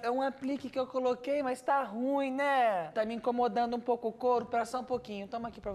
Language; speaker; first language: Portuguese; native; Portuguese